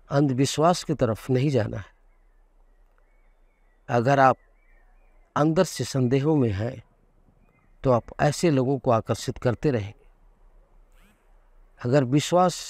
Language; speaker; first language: Hindi; non-native, local second language; Kannada